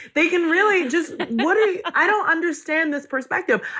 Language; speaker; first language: English; native; English